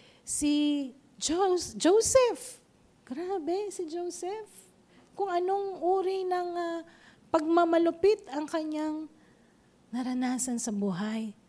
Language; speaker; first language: Filipino; non-native, local second language; Pampanga